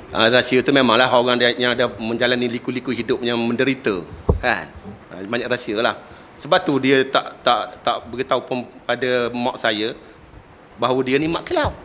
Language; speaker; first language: Malay; native; Malay